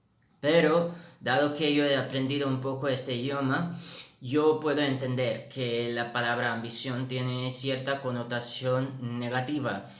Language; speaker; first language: Spanish; non-native, fluent; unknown